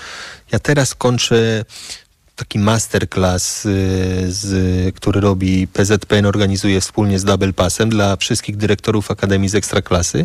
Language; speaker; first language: Polish; early bilingual, heritage; Polish